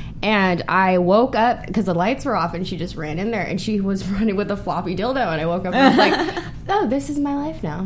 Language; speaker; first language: English; native; English